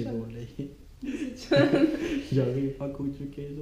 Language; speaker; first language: French; non-native, learner; Chinese